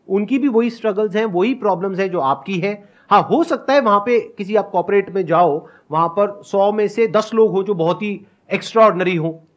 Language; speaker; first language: Hindi; native; Hindi